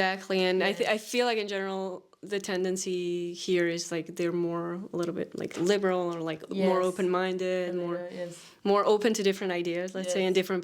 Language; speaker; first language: English; non-native, fluent; Spanish